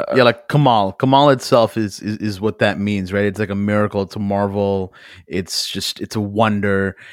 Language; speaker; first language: English; early bilingual, other home language; Urdu